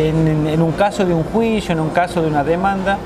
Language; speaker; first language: Spanish; native; Spanish